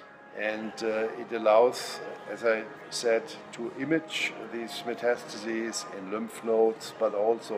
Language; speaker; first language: English; non-native, fluent; German